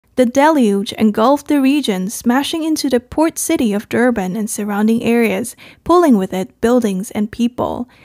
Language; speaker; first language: English; non-native, fluent; Chinese